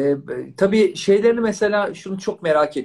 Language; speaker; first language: Turkish; native; Turkish